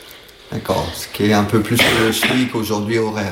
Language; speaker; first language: French; native; French